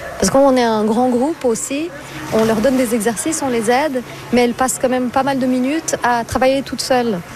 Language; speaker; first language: French; non-native, fluent; Portuguese